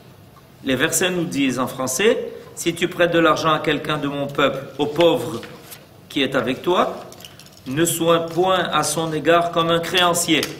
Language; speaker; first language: French; native; French